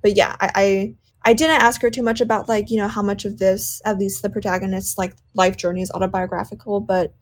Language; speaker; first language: English; non-native, local second language; Cantonese